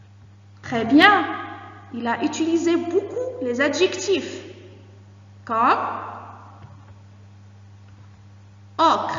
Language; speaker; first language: French; non-native, local second language; Arabic